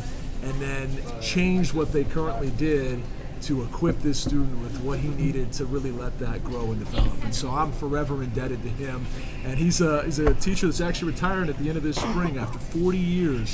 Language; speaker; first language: English; native; English